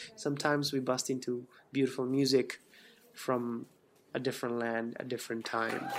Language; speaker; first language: English; non-native, fluent; Bangla